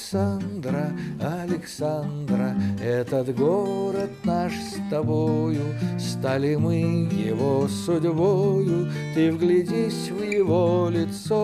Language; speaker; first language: Russian; native; Russian